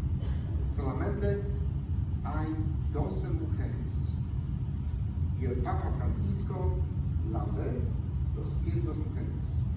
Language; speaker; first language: Spanish; non-native, fluent; Polish